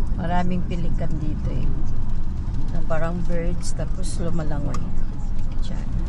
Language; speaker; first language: Filipino; non-native, local second language; Cebuano